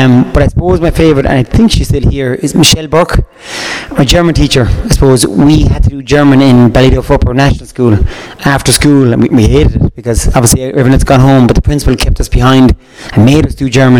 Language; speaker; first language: English; native; English